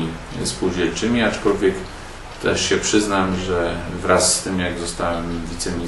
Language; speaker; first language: Polish; native; Polish